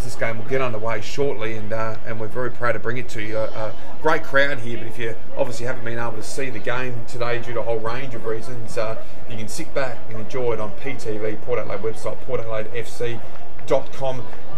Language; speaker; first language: English; native; English